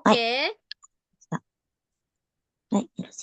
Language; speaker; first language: Japanese; non-native, learner; Indonesian